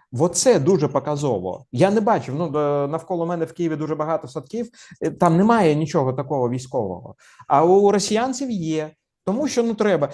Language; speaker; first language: Ukrainian; non-native, local second language; Russian